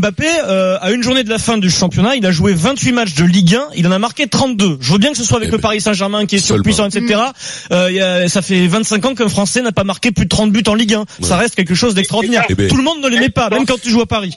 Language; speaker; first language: French; native; French